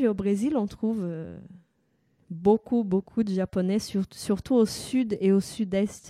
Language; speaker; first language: French; non-native, fluent; Portuguese